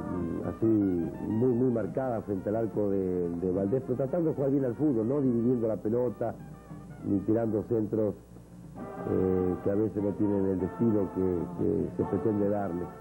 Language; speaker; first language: Spanish; native; Spanish